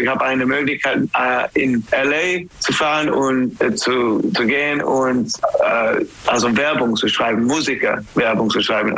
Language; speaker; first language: German; non-native, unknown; English